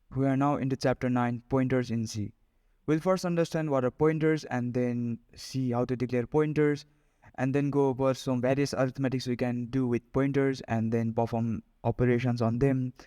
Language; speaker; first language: English; non-native, local second language; Nepali